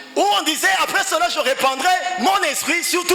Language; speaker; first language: French; non-native, local second language; Rundi